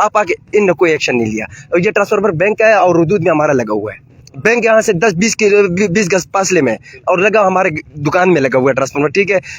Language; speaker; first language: Urdu; native; Urdu